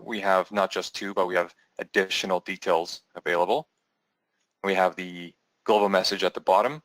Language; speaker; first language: English; native; English